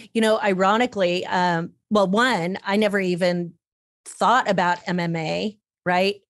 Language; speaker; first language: English; native; English